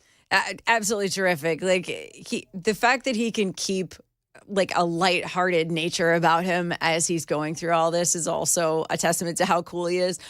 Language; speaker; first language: English; native; English